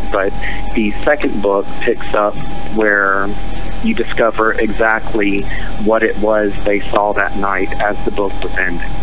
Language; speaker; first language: English; native; English